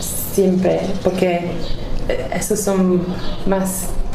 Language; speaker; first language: Spanish; non-native, learner; English